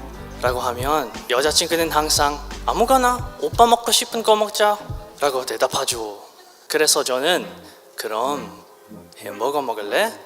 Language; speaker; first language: Korean; non-native, learner; English